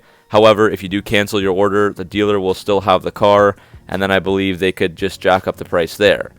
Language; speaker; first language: English; native; English